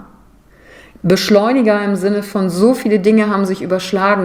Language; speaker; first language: German; native; German